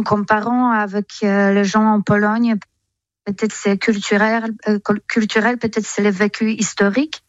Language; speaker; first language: French; non-native, fluent; Polish